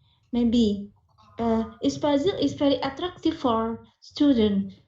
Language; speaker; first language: English; non-native, learner; Indonesian